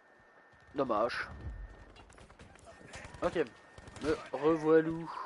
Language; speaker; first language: French; native; French